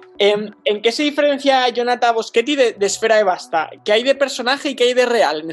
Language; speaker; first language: Spanish; native; Spanish